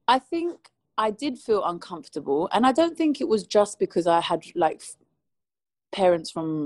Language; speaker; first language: English; early bilingual, other home language; Spanish